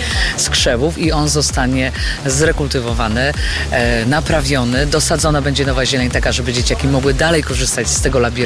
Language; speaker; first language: Polish; native; Polish